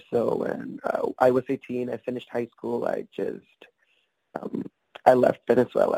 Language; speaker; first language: English; non-native, fluent; Spanish